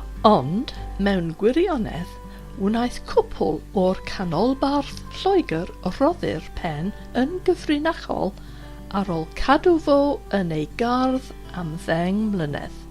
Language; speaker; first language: Welsh; non-native, fluent; English